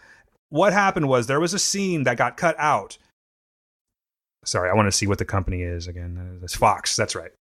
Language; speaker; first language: English; native; English